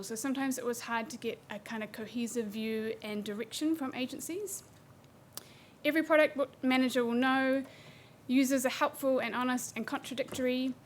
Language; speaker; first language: English; native; English